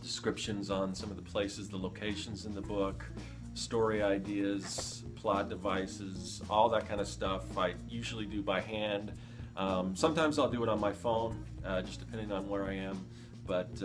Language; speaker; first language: English; native; English